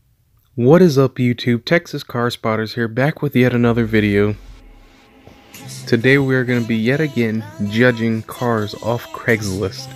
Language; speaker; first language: English; native; English